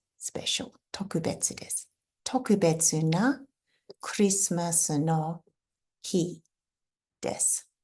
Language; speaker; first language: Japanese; non-native, fluent; English